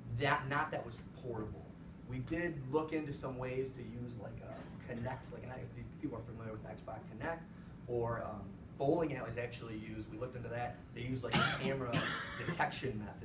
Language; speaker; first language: English; native; English